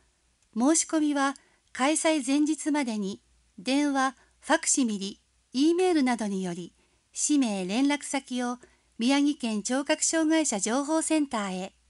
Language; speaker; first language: Japanese; native; Japanese